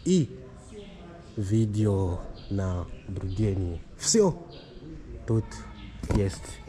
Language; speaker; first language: Russian; non-native, learner; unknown